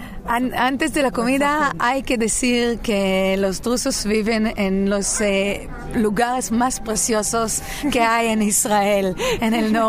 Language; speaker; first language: Spanish; non-native, fluent; Hebrew